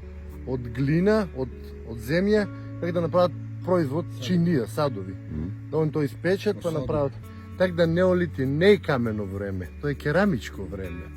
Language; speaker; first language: Slovenian; non-native, learner; Macedonian